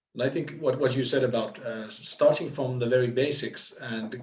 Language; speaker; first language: English; non-native, fluent; Finnish